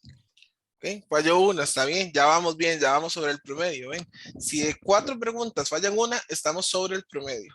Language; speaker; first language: Spanish; native; Spanish